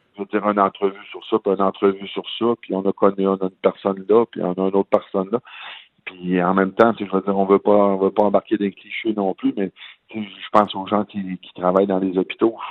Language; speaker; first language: French; native; French